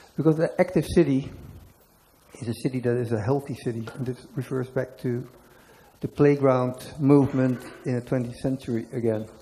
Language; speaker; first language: English; non-native, fluent; Dutch